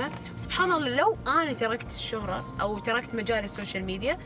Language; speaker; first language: Arabic; native; Arabic